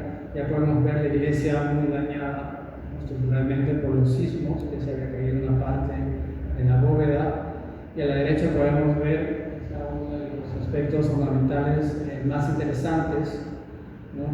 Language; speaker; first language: Spanish; native; Spanish